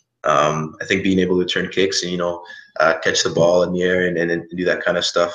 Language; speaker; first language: English; native; English